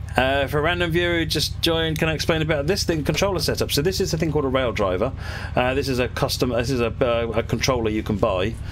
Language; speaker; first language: English; native; English